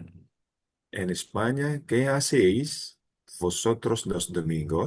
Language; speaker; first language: Spanish; non-native, learner; Filipino